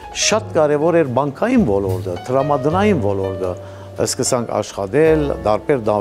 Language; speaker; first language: Armenian; early bilingual, heritage; Armenian